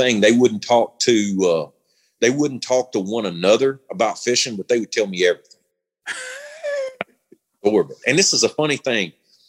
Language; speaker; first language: English; native; English